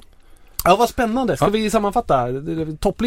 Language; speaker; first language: Swedish; native; Swedish